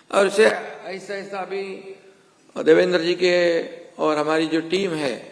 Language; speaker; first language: Hindi; non-native, local second language; Marathi